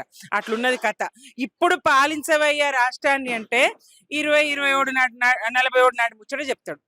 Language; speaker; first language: Telugu; native; Telugu